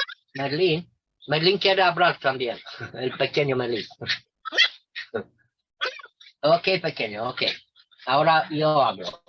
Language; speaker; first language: Spanish; non-native, fluent; Romanian